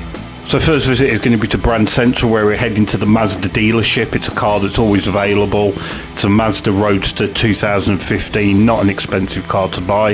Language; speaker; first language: English; native; English